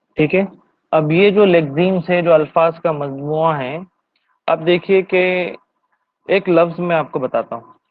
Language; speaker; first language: Urdu; native; Urdu